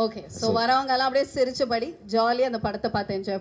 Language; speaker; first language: Tamil; native; Tamil